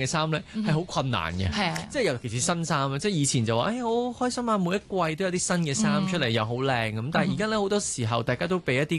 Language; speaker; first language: Cantonese; native; Cantonese